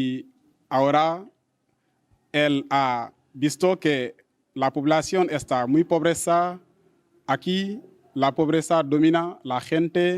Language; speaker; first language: Spanish; non-native, learner; Wolof